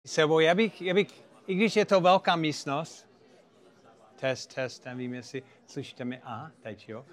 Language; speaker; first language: Czech; non-native, fluent; English